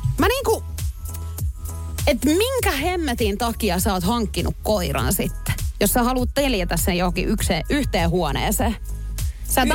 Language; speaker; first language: Finnish; native; Finnish